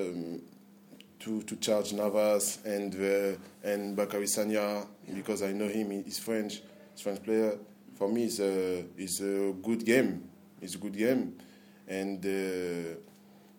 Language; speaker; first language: English; non-native, learner; French